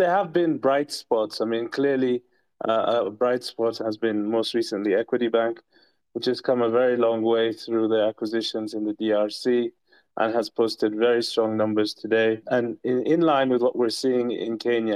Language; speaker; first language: English; non-native, local second language; Ganda